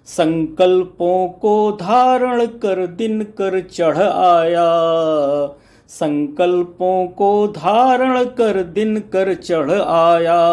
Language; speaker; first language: Hindi; native; Hindi